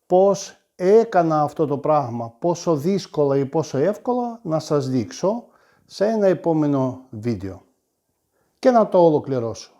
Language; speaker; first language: Greek; non-native, fluent; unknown